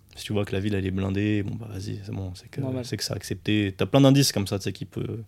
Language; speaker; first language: French; early bilingual, other home language; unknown